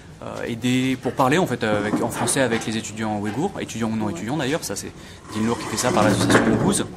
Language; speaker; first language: French; native; French